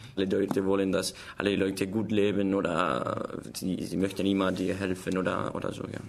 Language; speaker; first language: German; non-native, learner; Spanish